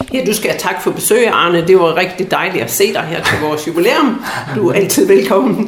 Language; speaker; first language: Danish; native; Danish